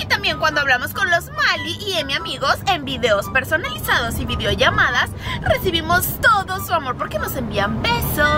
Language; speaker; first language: Spanish; native; Spanish